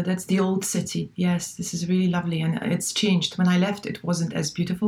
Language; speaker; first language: English; non-native, fluent; Polish